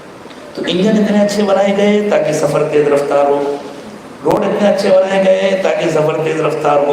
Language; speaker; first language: Urdu; native; Urdu